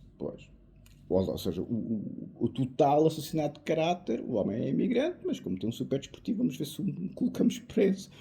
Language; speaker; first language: Portuguese; native; Portuguese